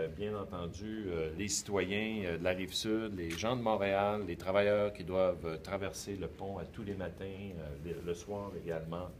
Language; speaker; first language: French; native; French